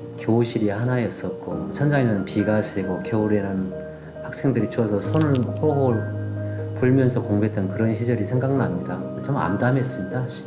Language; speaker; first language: Korean; native; Korean